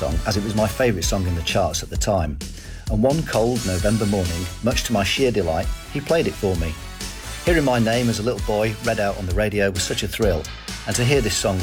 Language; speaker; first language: English; native; English